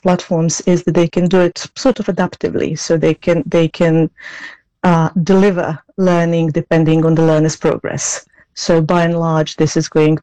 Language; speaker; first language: English; non-native, fluent; Serbian